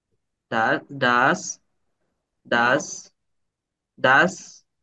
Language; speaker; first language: German; non-native, learner; Bangla